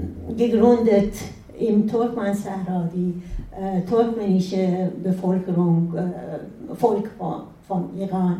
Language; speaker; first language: German; non-native, fluent; Persian